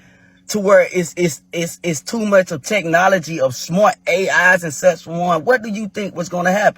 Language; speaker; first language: English; native; English